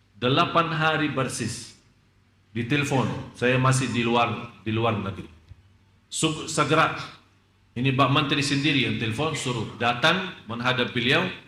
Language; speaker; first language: Malay; non-native, fluent; Arabic